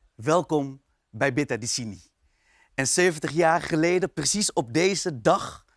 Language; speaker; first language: Dutch; early bilingual, other home language; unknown